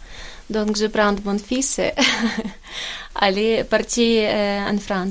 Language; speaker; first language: French; non-native, learner; Ukrainian